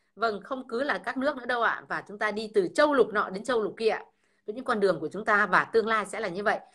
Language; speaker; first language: Vietnamese; native; Vietnamese